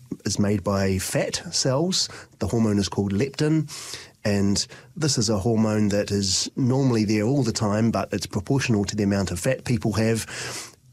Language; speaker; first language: English; native; English